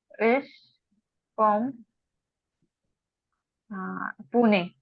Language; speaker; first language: German; non-native, learner; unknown